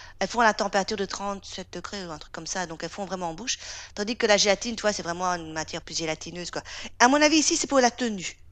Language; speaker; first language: French; native; French